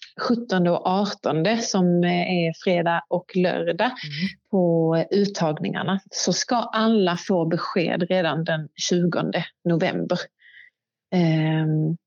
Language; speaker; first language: Swedish; native; Swedish